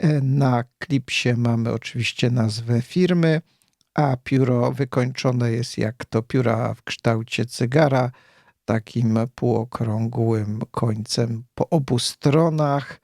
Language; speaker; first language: Polish; native; Polish